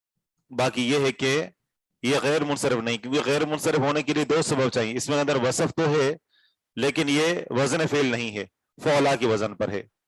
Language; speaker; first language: Urdu; native; Urdu